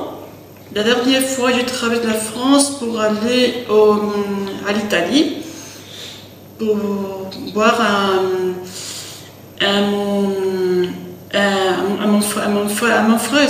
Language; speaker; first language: French; non-native, learner; Spanish